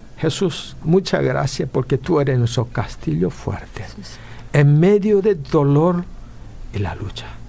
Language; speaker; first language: Spanish; non-native, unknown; Korean